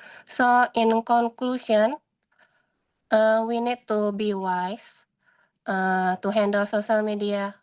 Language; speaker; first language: English; non-native, learner; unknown